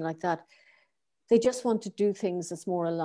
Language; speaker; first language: English; native; English